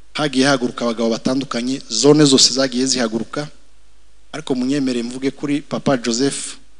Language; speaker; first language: Kinyarwanda; native; Kinyarwanda